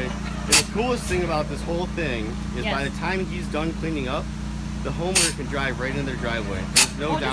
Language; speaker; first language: English; native; English